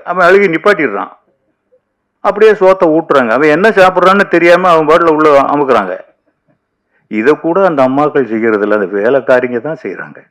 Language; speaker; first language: Tamil; native; Tamil